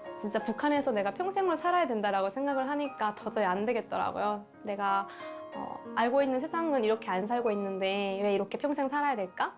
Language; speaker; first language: Korean; native; Korean